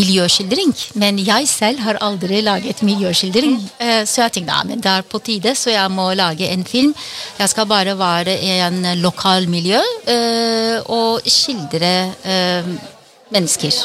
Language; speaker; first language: Norwegian; non-native, fluent; Turkish